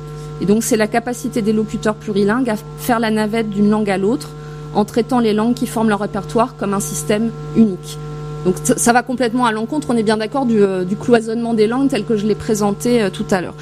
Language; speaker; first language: French; native; French